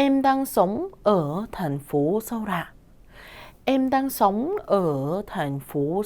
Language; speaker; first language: Vietnamese; non-native, fluent; Korean